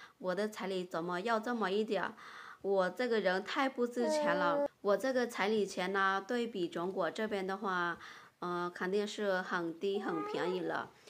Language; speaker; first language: Chinese; non-native, fluent; Lao